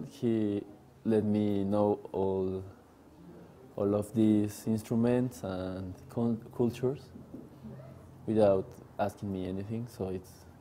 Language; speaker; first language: English; non-native, learner; Spanish